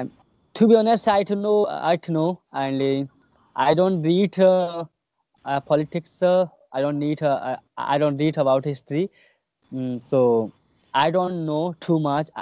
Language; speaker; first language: English; non-native, learner; Hindi